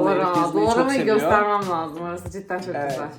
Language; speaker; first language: Turkish; native; Turkish